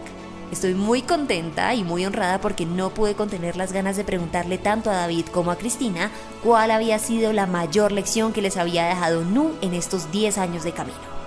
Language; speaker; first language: Spanish; native; Spanish